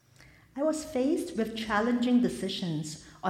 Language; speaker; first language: English; non-native, local second language; Cantonese